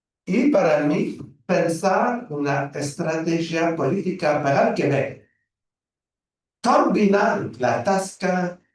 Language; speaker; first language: Spanish; non-native, fluent; French